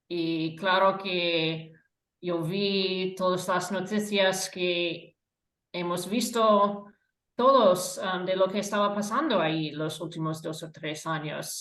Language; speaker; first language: Spanish; non-native, fluent; English